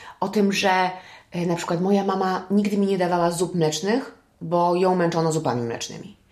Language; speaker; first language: Polish; early bilingual, heritage; Polish